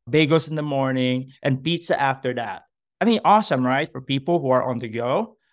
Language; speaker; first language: English; non-native, local second language; Filipino